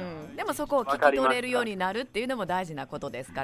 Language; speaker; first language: Japanese; native; Japanese